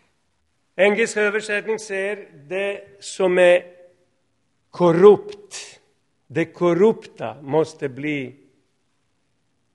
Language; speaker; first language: Swedish; non-native, fluent; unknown